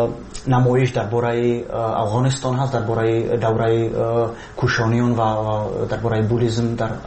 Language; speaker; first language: Persian; non-native, fluent; Slovak